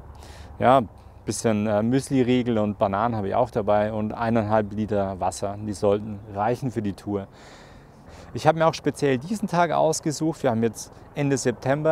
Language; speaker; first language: German; native; German